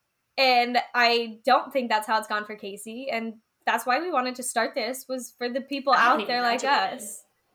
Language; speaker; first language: English; native; English